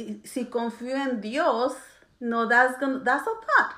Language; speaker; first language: English; early bilingual, other home language; Spanish